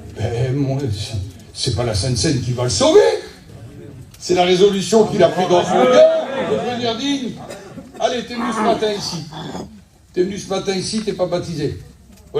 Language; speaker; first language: French; native; French